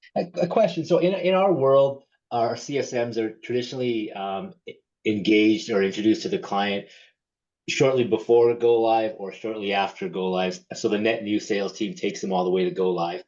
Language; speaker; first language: English; native; English